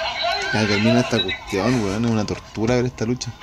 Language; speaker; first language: Spanish; native; Spanish